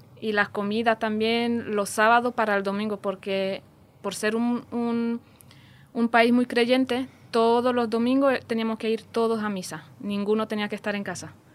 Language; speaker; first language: Spanish; non-native, fluent; Romanian